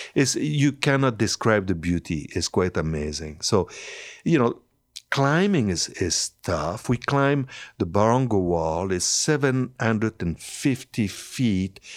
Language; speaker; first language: English; non-native, fluent; French